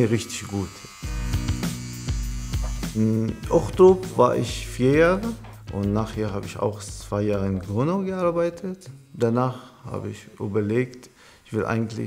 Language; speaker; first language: German; non-native, learner; Arabic